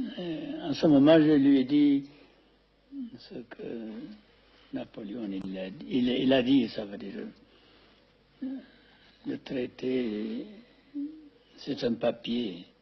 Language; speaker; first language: French; non-native, fluent; Amharic